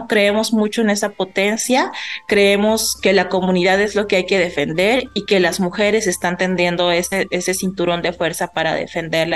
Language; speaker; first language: Spanish; native; Spanish